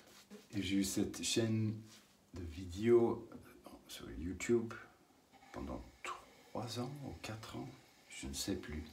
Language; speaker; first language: French; non-native, learner; English